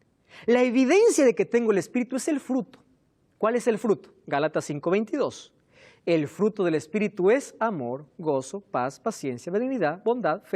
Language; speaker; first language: Spanish; native; Spanish